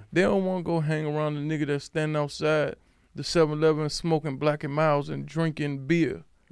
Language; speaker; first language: English; native; English